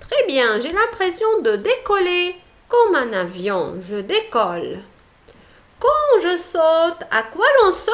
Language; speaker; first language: French; non-native, local second language; Arabic